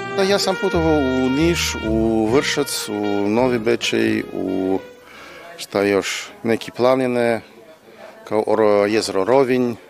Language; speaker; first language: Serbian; non-native, learner; Russian